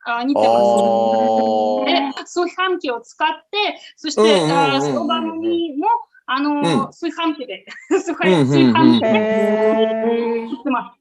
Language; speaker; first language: Japanese; non-native, fluent; Russian